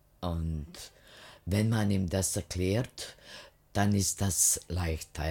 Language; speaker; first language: German; non-native, fluent; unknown